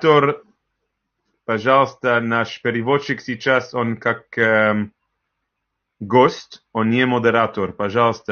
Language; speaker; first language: Russian; non-native, learner; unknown